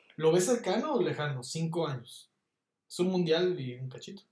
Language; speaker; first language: Spanish; native; Spanish